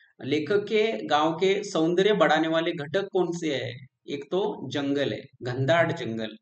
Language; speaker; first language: Hindi; non-native, local second language; Marathi